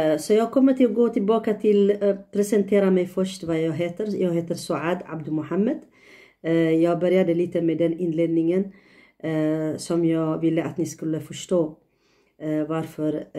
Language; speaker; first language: Swedish; non-native, fluent; Tigrinya